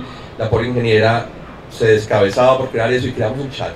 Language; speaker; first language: Spanish; native; Spanish